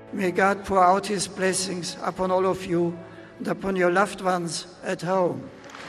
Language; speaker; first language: English; non-native, fluent; German